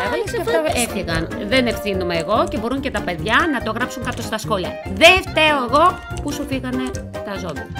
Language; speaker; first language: Greek; native; Greek